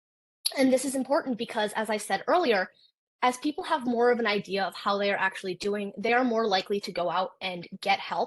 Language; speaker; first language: English; native; English